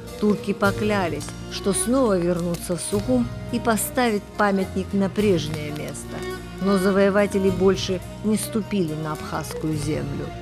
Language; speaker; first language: Russian; native; Russian